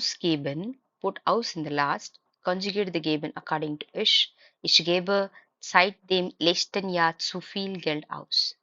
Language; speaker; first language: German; non-native, fluent; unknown